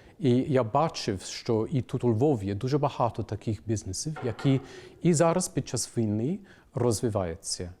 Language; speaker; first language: Ukrainian; non-native, fluent; English